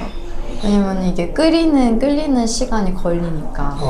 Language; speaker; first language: Korean; non-native, fluent; Persian